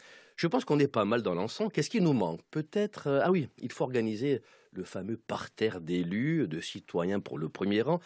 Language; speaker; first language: French; native; French